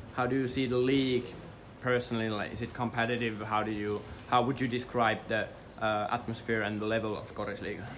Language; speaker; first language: English; non-native, fluent; Finnish